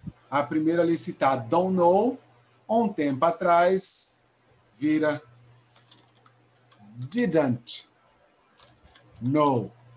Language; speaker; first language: English; non-native, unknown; Portuguese